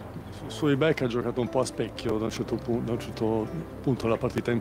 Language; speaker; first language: Italian; native; Italian